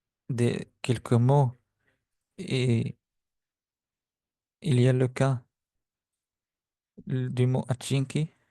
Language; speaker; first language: French; non-native, fluent; Spanish